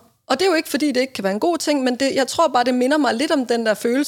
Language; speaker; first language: Danish; native; Danish